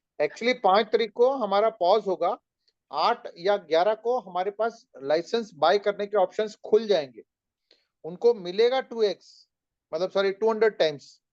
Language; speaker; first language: Hindi; non-native, local second language; Marathi